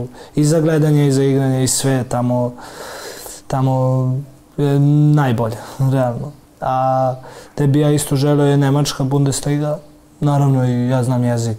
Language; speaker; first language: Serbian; early bilingual, heritage; Serbian